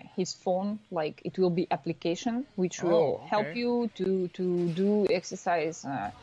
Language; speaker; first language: English; non-native, learner; Russian